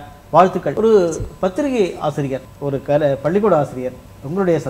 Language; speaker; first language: Tamil; native; Tamil